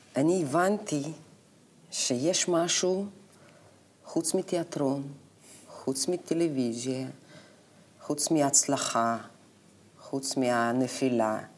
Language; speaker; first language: Hebrew; non-native, fluent; Russian